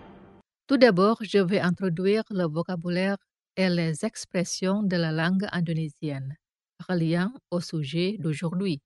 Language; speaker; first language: French; non-native, fluent; Indonesian